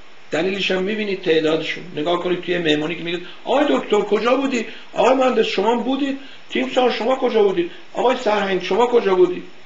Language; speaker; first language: Persian; native; Persian